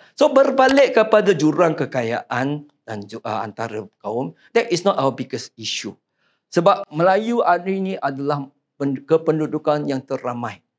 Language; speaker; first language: Malay; non-native, local second language; Chinese